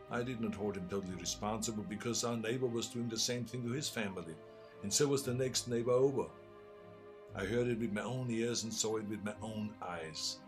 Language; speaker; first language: English; non-native, fluent; German